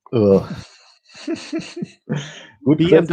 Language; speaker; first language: English; non-native, fluent; German